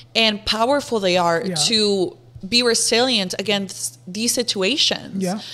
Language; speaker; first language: English; non-native, fluent; Spanish